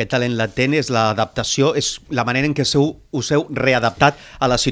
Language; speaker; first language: Catalan; native; Catalan